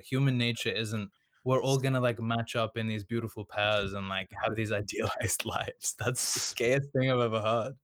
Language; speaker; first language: English; non-native, local second language; Serbian